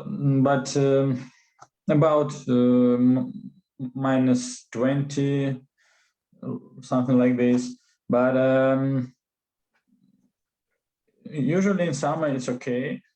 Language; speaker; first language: English; non-native, learner; Russian